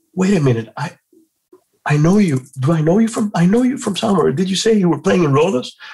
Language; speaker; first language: English; non-native, fluent; Greek